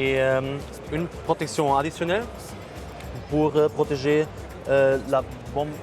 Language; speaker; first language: French; non-native, learner; German